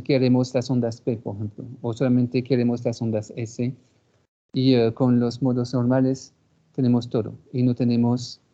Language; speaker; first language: Spanish; non-native, fluent; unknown